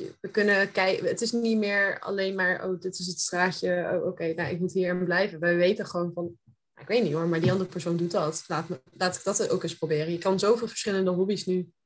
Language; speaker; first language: Dutch; early bilingual, heritage; Dutch